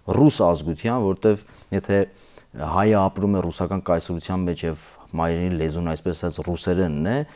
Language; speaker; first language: Armenian; native; Armenian